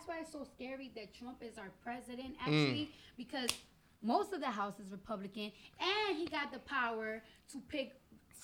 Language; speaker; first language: English; early bilingual, other home language; Spanish